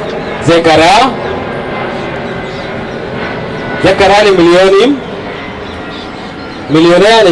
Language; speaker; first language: Hebrew; non-native, fluent; Arabic